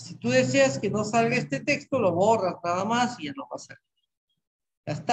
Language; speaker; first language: Spanish; native; Spanish